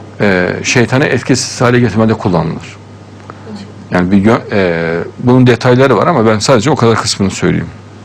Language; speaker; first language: Turkish; native; Turkish